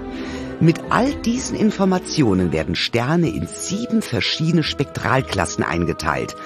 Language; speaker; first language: German; native; German